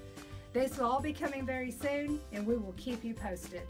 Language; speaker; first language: English; native; English